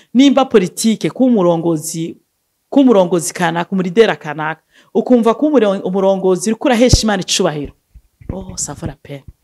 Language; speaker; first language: Rundi; native; Rundi